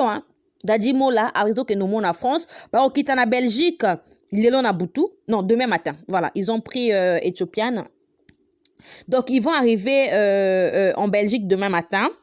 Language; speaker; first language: French; non-native, local second language; Lingala